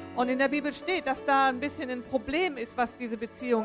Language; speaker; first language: German; native; German